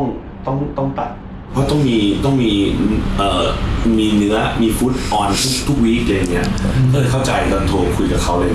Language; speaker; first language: Thai; native; Thai